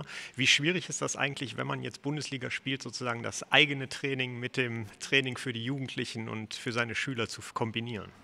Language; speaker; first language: German; native; German